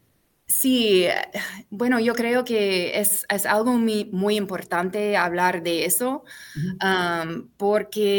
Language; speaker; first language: Spanish; non-native, fluent; English